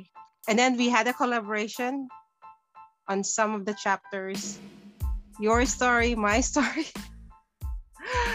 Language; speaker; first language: English; non-native, local second language; Cebuano